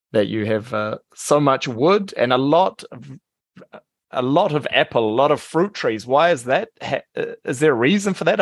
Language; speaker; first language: English; native; English